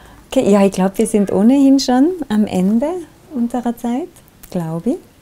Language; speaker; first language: German; native; German